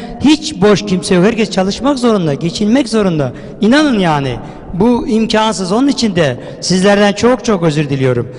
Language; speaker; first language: Turkish; native; Turkish